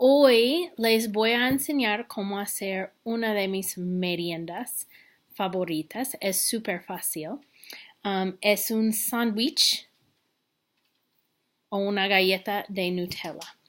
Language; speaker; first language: Spanish; non-native, fluent; English